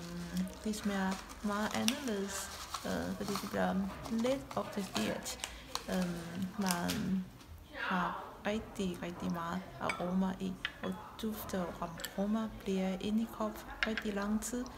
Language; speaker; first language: Danish; non-native, fluent; Chinese